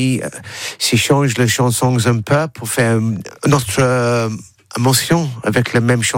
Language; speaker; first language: French; non-native, learner; English